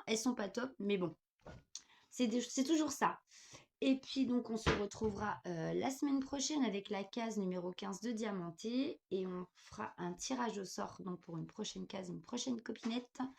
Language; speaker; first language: French; native; French